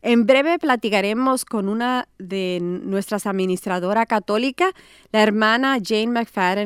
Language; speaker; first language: Spanish; native; Spanish